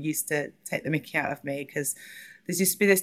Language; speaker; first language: English; native; English